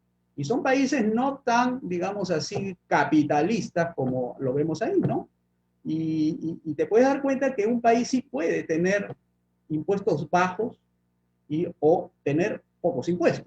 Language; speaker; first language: Spanish; native; Spanish